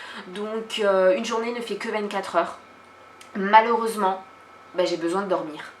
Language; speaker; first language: French; native; French